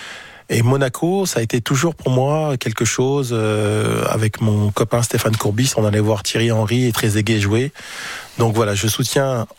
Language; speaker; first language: French; native; French